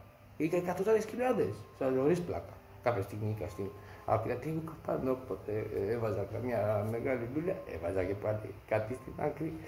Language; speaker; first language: Greek; non-native, fluent; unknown